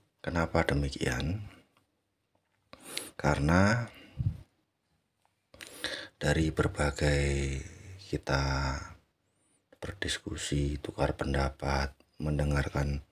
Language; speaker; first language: Indonesian; native; Indonesian